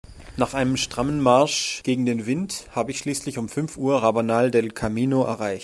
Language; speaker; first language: German; native; German